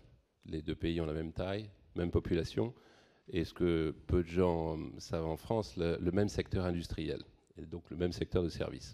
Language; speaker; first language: French; native; French